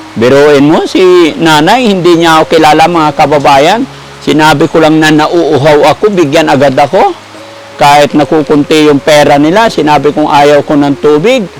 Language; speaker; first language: Filipino; native; Filipino